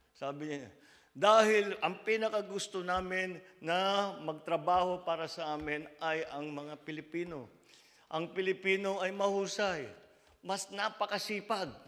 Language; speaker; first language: Filipino; native; Filipino